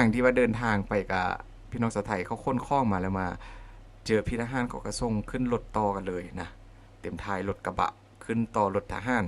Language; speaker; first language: Thai; non-native, local second language; Northeastern Thai